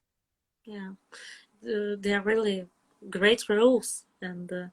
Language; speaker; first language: English; non-native, fluent; Russian